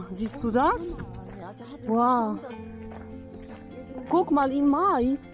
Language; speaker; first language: German; non-native, learner; Polish